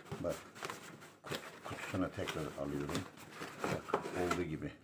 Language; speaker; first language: Turkish; native; Turkish